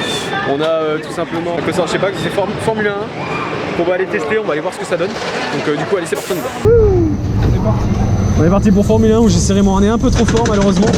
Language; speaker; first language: French; native; French